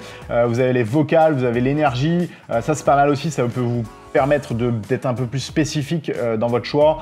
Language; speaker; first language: French; native; French